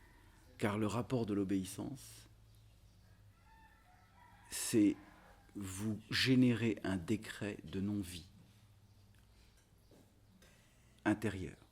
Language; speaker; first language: French; native; French